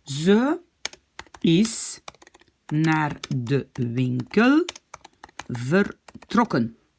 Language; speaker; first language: Dutch; non-native, fluent; French